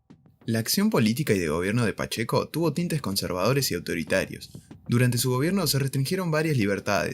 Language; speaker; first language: Spanish; native; Spanish